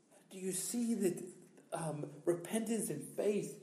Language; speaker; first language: English; native; English